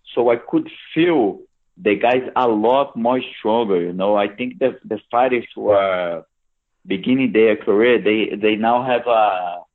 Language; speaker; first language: English; non-native, fluent; Portuguese